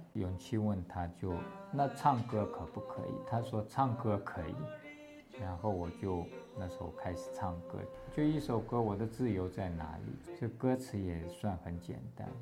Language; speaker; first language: Chinese; non-native, local second language; Tibetan